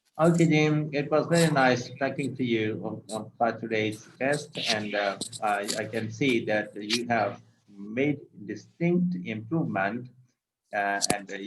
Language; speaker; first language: English; non-native, local second language; Urdu